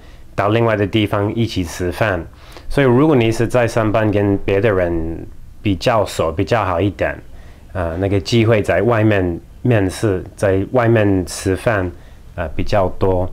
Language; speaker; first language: Chinese; non-native, fluent; English